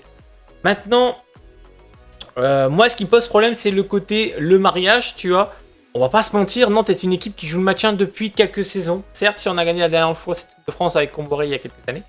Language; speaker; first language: French; native; French